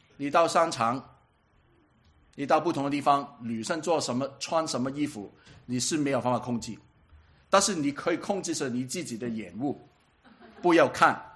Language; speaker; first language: Chinese; non-native, local second language; Cantonese